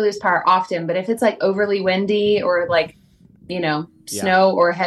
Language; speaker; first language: English; native; English